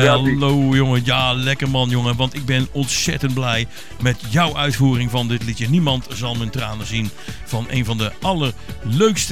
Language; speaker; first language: Dutch; native; Dutch